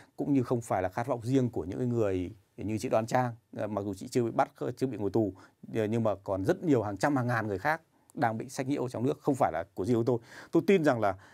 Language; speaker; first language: Vietnamese; native; Vietnamese